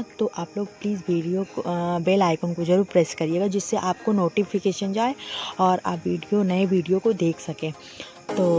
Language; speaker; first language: Hindi; native; Hindi